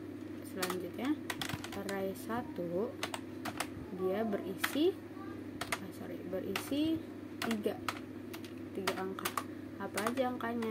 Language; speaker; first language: Indonesian; native; Indonesian